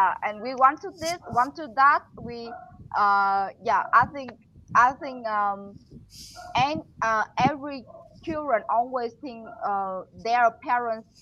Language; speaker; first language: English; non-native, learner; Vietnamese